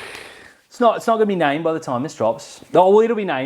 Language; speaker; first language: English; native; English